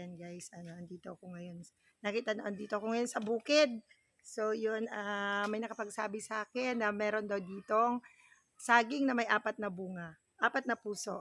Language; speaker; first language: Filipino; non-native, local second language; Bikol